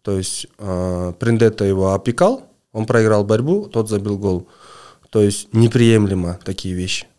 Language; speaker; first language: Russian; non-native, local second language; Kyrgyz